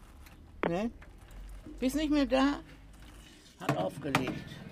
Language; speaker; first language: German; native; German